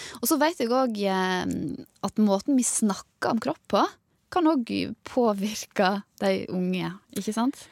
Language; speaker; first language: Norwegian; native; Norwegian